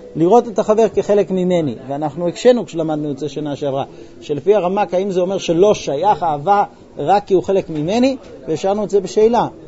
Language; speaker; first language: Hebrew; non-native, fluent; English